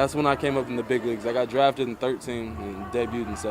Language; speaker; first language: English; native; English